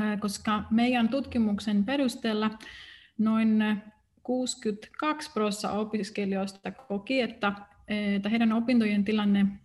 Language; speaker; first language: Finnish; non-native, fluent; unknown